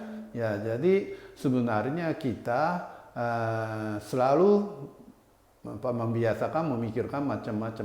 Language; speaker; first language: Indonesian; non-native, fluent; Japanese